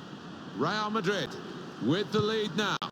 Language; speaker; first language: English; native; English